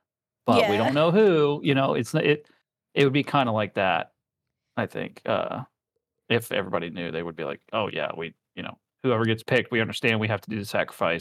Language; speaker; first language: English; native; English